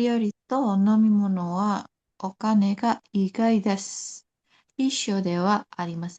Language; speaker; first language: Japanese; non-native, learner; Indonesian